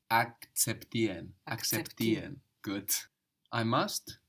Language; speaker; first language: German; non-native, fluent; English